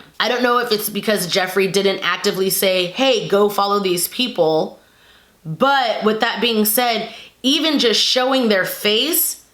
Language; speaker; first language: English; native; English